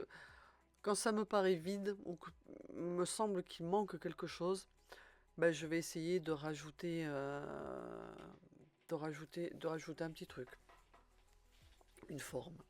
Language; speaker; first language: French; native; French